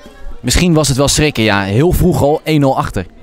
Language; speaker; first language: Dutch; native; Dutch